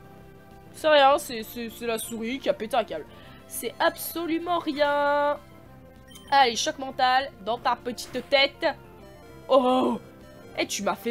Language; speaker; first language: French; native; French